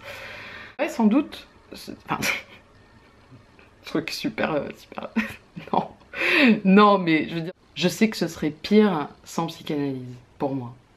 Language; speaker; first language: French; native; French